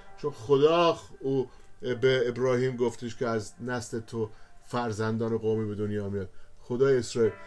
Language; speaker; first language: Persian; native; Persian